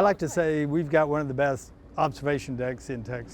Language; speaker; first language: English; native; English